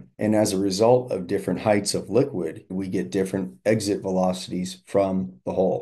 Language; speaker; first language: English; native; English